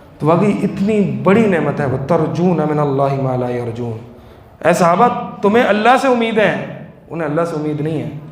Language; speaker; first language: Urdu; native; Urdu